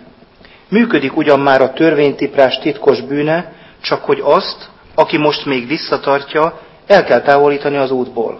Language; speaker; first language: Hungarian; native; Hungarian